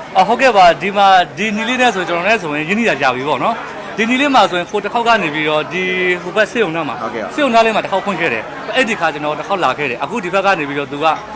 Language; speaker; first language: Burmese; native; Burmese